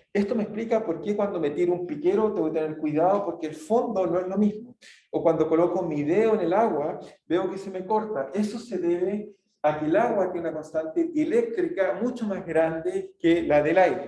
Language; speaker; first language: Spanish; native; Spanish